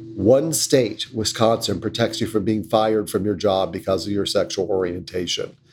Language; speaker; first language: English; native; English